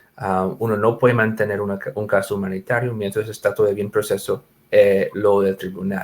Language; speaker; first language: Spanish; non-native, fluent; English